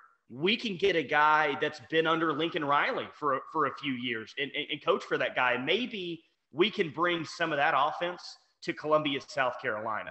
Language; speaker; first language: English; native; English